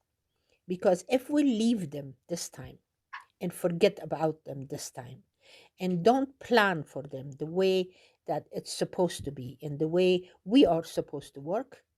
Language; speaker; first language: English; non-native, fluent; Persian